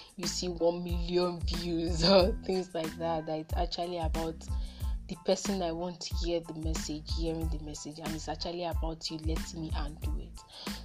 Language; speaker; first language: English; non-native, local second language; Yoruba